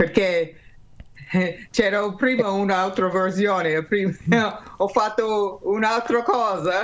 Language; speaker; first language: Italian; non-native, learner; English